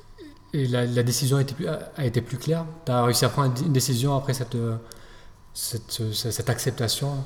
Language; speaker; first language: French; native; French